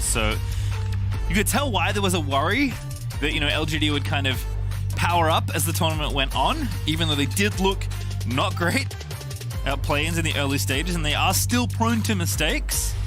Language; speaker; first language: English; native; English